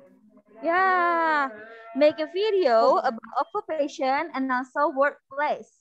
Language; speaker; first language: English; non-native, learner; Indonesian